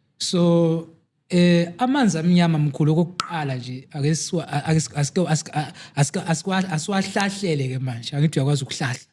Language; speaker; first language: Zulu; native; Zulu